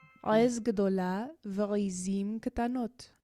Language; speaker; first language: Hebrew; non-native, learner; English